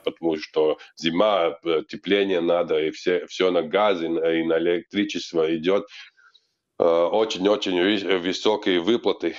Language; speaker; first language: Russian; non-native, local second language; Latvian